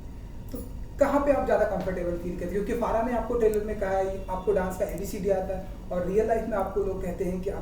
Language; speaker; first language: Hindi; native; Hindi